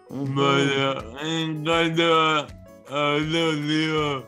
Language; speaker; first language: Spanish; non-native, learner; English